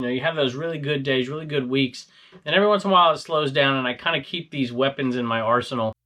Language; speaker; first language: English; native; English